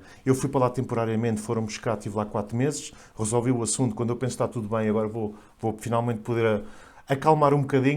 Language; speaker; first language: Portuguese; native; Portuguese